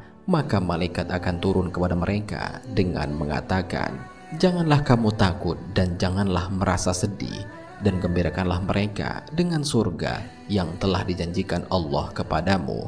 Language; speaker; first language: Indonesian; native; Indonesian